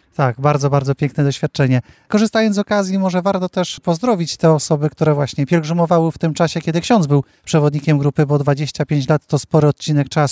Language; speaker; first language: Polish; native; Polish